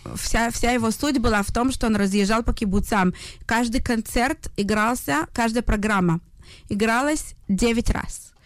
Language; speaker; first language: Russian; native; Russian